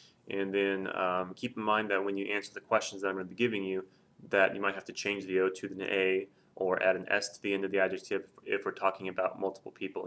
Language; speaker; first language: English; native; English